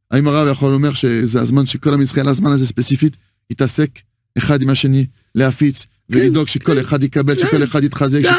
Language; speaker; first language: Hebrew; non-native, fluent; French